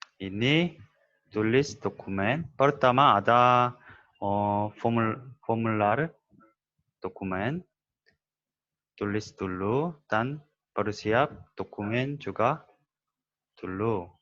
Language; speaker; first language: Indonesian; non-native, learner; Korean